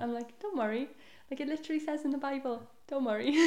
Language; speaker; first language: English; non-native, local second language; Welsh